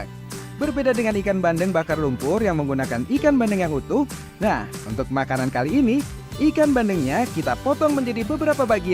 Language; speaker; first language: Indonesian; native; Indonesian